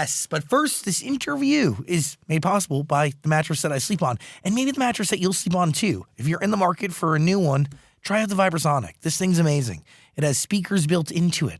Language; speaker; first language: English; native; English